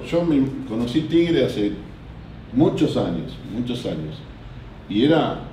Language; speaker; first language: Spanish; native; Spanish